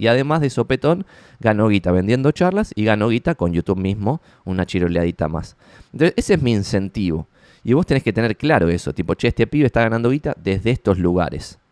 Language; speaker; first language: Spanish; native; Spanish